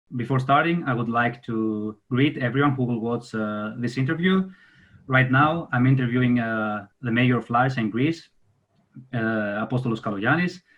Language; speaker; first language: English; non-native, fluent; Greek